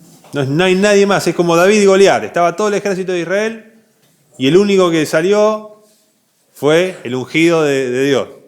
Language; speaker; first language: Spanish; native; Spanish